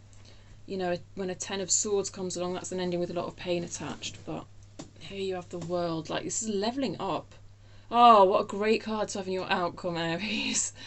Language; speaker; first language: English; native; English